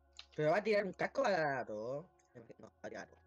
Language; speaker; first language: Spanish; native; Spanish